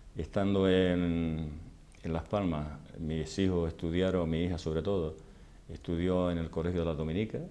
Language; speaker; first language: Spanish; native; Spanish